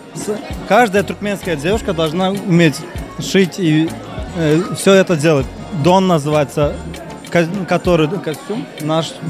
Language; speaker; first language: Russian; non-native, fluent; Turkmen